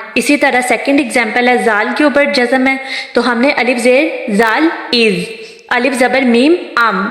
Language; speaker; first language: Urdu; non-native, local second language; Punjabi